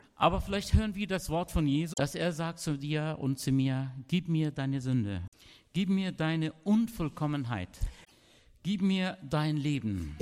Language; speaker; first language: German; non-native, fluent; Arabic